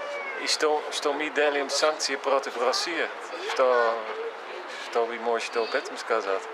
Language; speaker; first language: Russian; non-native, fluent; Dutch